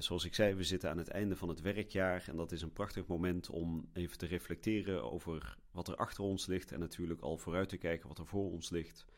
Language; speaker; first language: Dutch; native; Dutch